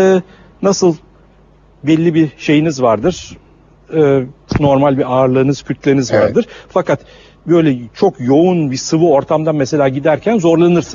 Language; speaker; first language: Turkish; native; Turkish